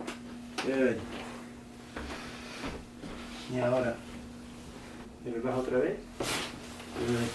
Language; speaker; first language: Spanish; non-native, learner; English